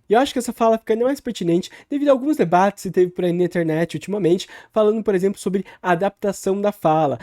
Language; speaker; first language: Portuguese; native; Portuguese